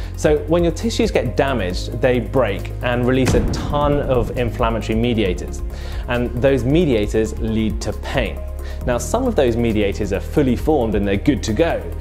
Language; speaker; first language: English; native; English